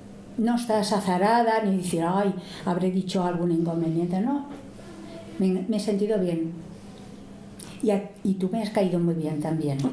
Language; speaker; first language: Spanish; early bilingual, heritage; Spanish